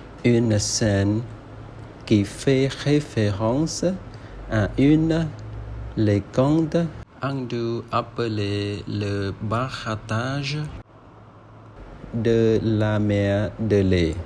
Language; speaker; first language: French; non-native, learner; Khmer